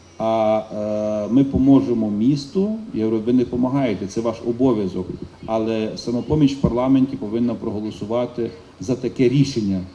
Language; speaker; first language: Ukrainian; native; Ukrainian